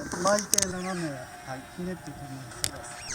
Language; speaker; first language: Japanese; native; Japanese